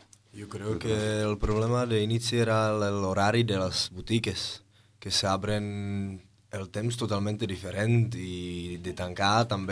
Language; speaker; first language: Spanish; non-native, learner; Czech